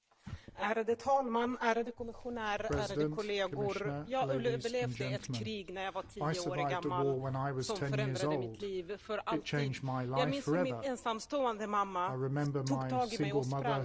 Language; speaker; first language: Swedish; early bilingual, other home language; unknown